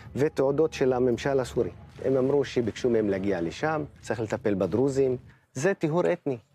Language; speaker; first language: Hebrew; non-native, local second language; Arabic